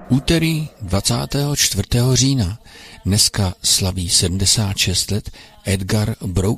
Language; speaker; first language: Czech; native; Czech